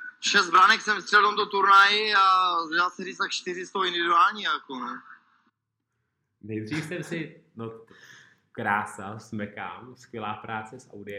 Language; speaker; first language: Czech; native; Czech